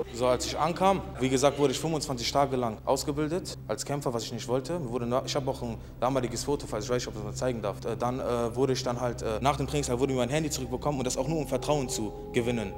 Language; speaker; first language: German; early bilingual, other home language; Kurdish